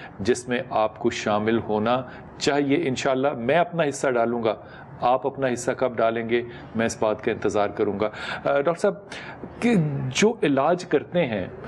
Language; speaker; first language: Urdu; native; Urdu